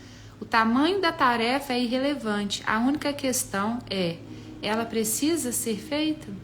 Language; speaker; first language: Portuguese; native; Portuguese